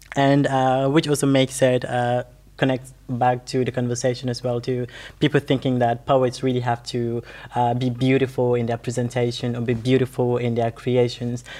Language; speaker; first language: English; non-native, local second language; Wolof